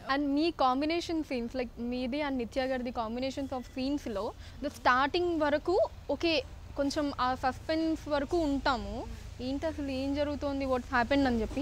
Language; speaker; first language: Telugu; native; Telugu